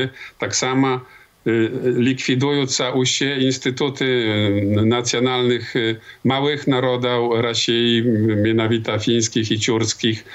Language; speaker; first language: Polish; non-native, local second language; Belarusian